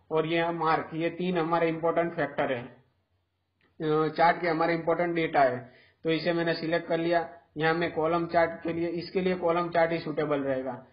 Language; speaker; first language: Hindi; non-native, local second language; Gujarati